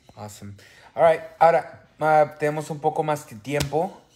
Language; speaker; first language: Spanish; early bilingual, heritage; Spanish